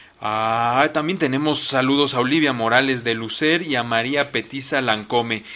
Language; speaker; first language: Spanish; native; Spanish